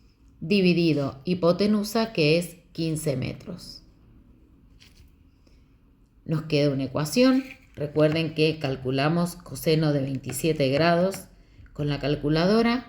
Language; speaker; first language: Spanish; native; Spanish